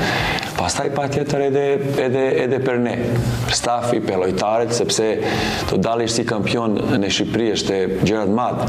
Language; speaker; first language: Albanian; non-native, learner; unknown